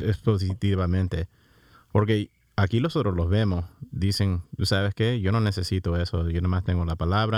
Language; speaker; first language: Spanish; early bilingual, heritage; Spanish